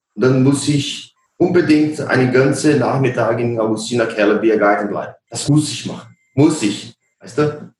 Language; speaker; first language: German; non-native, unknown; Portuguese